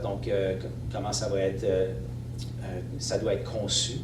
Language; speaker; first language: French; native; French